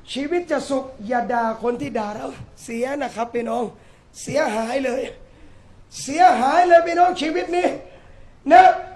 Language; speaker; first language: Thai; native; Thai